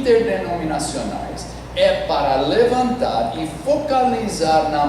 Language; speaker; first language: Portuguese; non-native, fluent; English